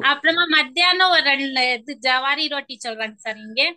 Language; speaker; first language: Tamil; non-native, fluent; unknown